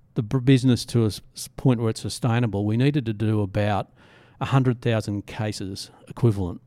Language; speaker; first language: English; native; English